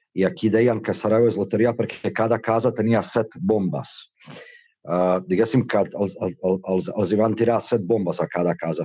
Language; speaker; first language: Catalan; non-native, fluent; Bosnian